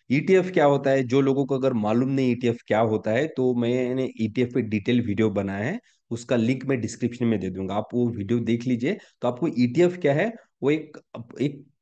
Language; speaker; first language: Hindi; non-native, local second language; Marathi